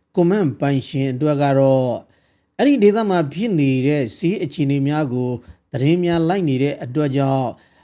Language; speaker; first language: Burmese; native; Burmese